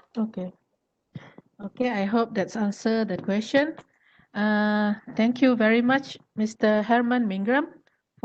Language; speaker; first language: English; non-native, fluent; Malay